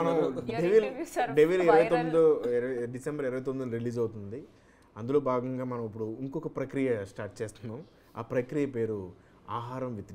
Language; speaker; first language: Telugu; native; Telugu